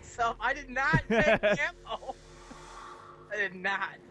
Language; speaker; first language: English; native; English